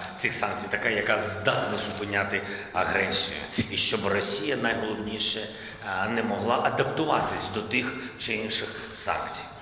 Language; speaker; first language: Ukrainian; non-native, local second language; Russian